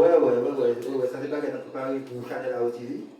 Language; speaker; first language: French; non-native, learner; Haitian Creole